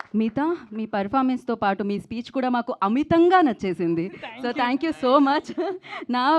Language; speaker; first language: Telugu; native; Telugu